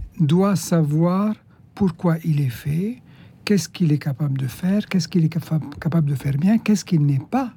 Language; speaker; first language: French; non-native, local second language; Arabic